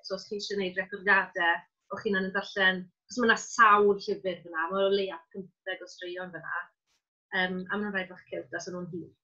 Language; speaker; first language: Welsh; native; Welsh